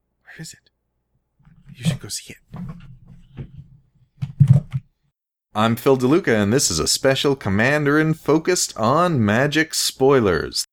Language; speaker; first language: English; native; English